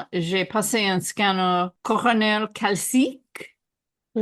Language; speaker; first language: French; non-native, fluent; English